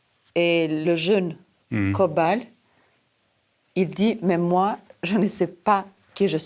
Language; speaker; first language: French; non-native, fluent; Serbian